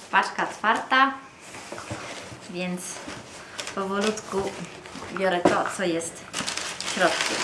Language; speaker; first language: Polish; non-native, fluent; Italian